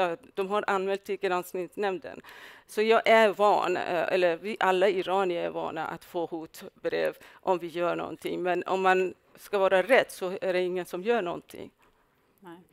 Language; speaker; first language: Swedish; non-native, fluent; Persian